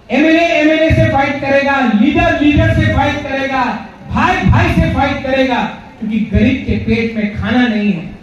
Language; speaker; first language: Hindi; non-native, local second language; Kok Borok